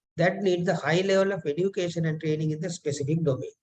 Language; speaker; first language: English; non-native, local second language; Sinhala